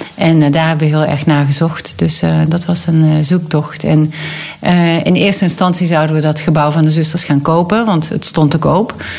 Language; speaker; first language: Dutch; native; Dutch